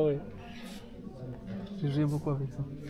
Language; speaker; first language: French; non-native, learner; Romanian